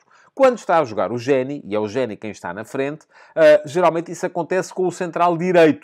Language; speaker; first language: Portuguese; native; Portuguese